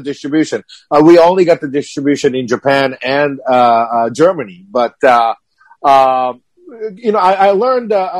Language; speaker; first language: English; non-native, fluent; Japanese